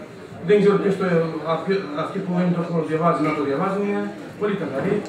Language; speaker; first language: Greek; non-native, fluent; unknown